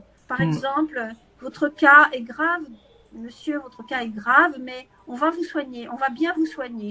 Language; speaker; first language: French; native; French